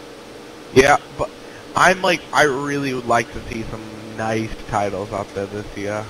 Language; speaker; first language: English; native; English